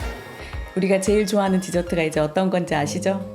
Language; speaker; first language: Korean; native; Korean